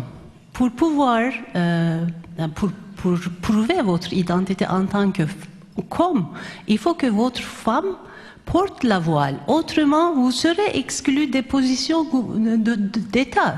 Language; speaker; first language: French; non-native, fluent; Turkish